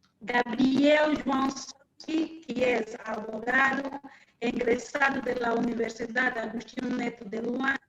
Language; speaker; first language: Spanish; non-native, fluent; Portuguese